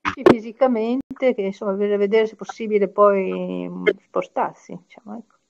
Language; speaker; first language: Italian; non-native, fluent; German